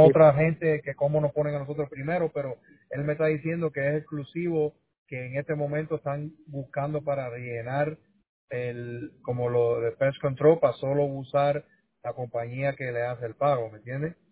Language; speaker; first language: Spanish; native; Spanish